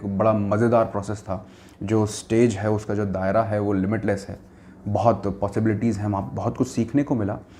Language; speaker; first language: Hindi; native; Hindi